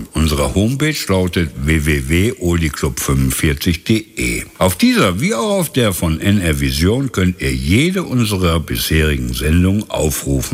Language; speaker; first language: German; native; German